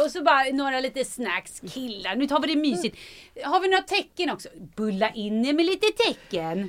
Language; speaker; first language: Swedish; native; Swedish